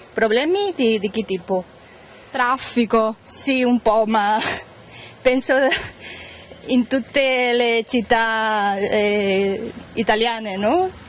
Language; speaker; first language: Italian; non-native, learner; Spanish